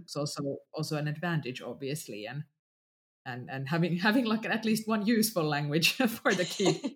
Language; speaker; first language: English; non-native, fluent; Finnish